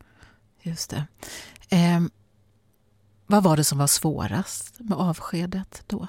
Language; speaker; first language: Swedish; native; Swedish